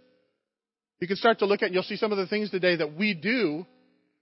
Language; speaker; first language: English; native; English